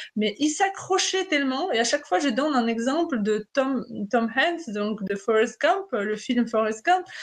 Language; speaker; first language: French; non-native, fluent; Russian